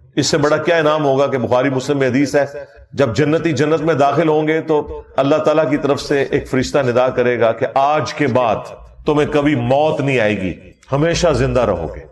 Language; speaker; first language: Urdu; non-native, local second language; Punjabi